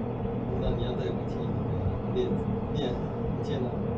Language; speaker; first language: Chinese; native; Chinese